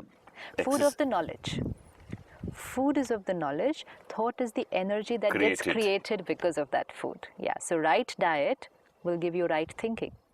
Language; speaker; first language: English; non-native, local second language; Hindi